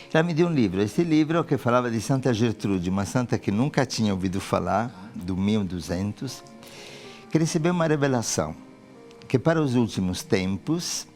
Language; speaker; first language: Portuguese; non-native, fluent; Italian